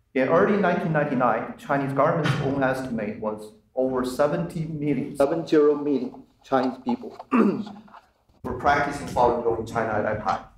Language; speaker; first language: English; non-native, fluent; Chinese